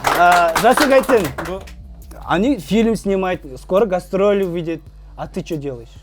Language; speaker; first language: Russian; non-native, local second language; Kazakh